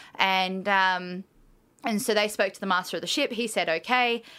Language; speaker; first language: English; native; English